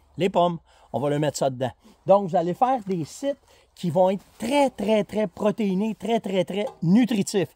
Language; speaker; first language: French; native; French